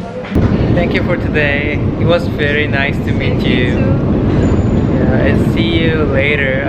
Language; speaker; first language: English; non-native, learner; Korean